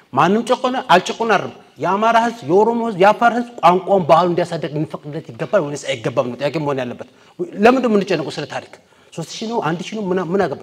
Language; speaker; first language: Amharic; non-native, local second language; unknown